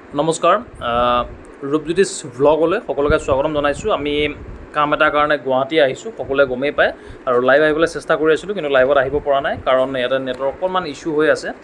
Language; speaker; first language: Assamese; native; Assamese